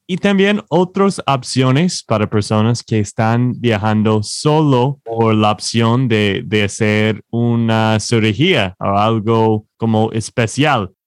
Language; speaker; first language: Spanish; non-native, fluent; English